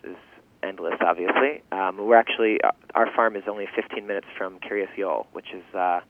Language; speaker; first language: English; early bilingual, other home language; Yiddish